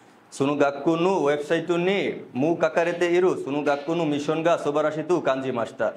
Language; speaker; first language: Japanese; non-native, learner; Bangla